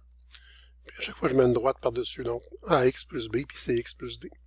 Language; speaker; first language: French; native; French